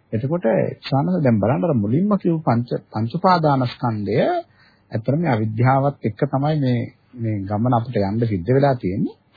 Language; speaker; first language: Sinhala; native; Sinhala